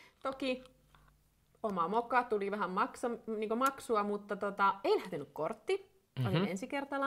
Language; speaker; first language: Finnish; native; Finnish